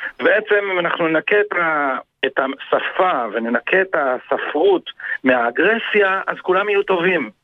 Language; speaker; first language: Hebrew; native; Hebrew